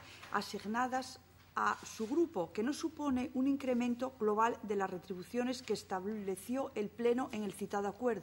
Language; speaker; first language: Spanish; native; Spanish